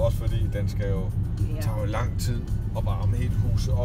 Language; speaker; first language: Danish; native; Danish